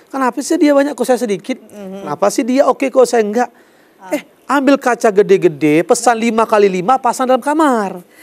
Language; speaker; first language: Indonesian; native; Indonesian